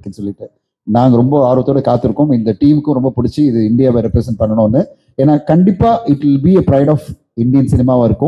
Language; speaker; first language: Tamil; native; Tamil